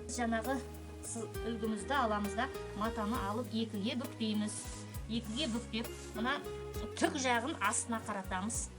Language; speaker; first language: Kazakh; native; Kazakh